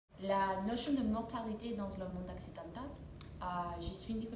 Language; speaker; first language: French; non-native, learner; English